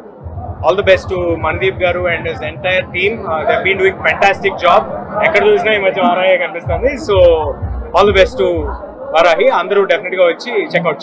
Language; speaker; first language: Telugu; native; Telugu